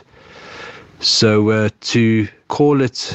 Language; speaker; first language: English; native; English